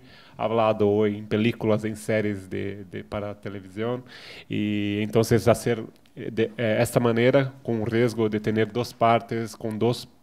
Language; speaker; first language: Spanish; non-native, fluent; Portuguese